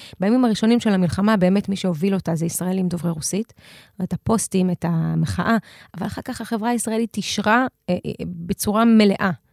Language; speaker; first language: Hebrew; early bilingual, other home language; Russian